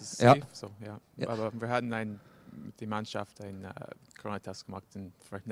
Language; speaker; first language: German; non-native, learner; English